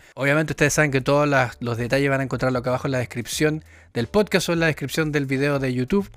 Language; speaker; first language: Spanish; native; Spanish